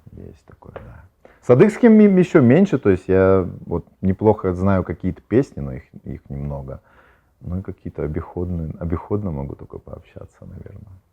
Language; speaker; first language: Russian; native; Russian